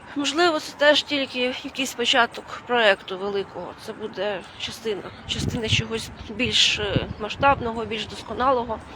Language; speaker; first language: Ukrainian; non-native, fluent; Latvian